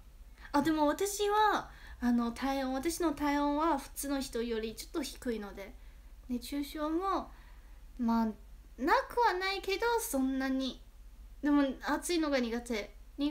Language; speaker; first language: Japanese; non-native, fluent; Chinese